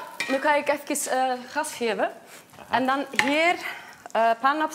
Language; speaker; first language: Dutch; non-native, fluent; Icelandic